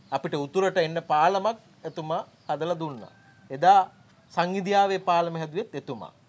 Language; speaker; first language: Sinhala; native; Sinhala